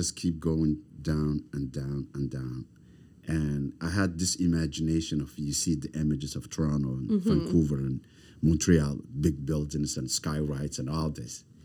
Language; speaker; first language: English; non-native, fluent; Somali